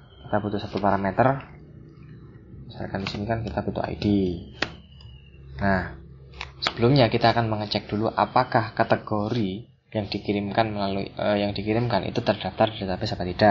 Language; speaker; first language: Indonesian; native; Indonesian